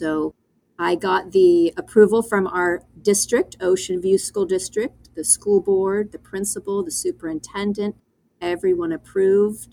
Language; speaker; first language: English; native; English